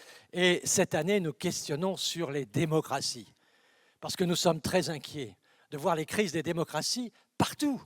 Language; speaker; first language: French; native; French